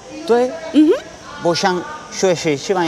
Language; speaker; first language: Chinese; non-native, learner; Spanish